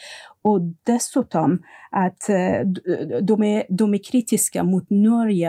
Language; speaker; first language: Swedish; non-native, fluent; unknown